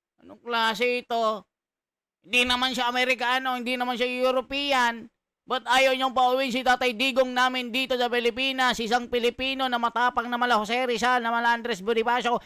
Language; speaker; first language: Filipino; native; Filipino